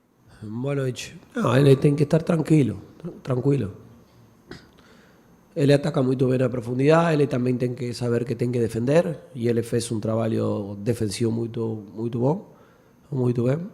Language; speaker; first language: Portuguese; non-native, fluent; Spanish